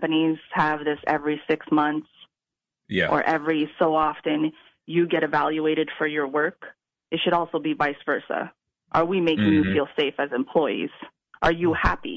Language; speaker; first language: English; non-native, fluent; Italian